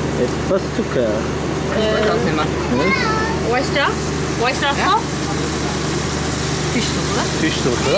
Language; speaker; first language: English; non-native, learner; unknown